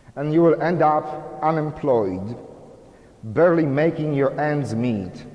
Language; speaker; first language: English; non-native, fluent; Polish